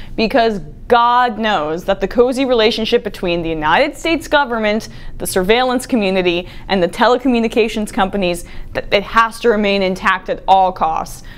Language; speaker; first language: English; native; English